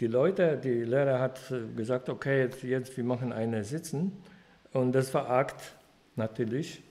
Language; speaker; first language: German; non-native, fluent; Polish